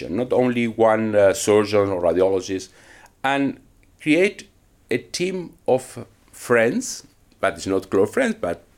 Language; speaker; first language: English; non-native, learner; Spanish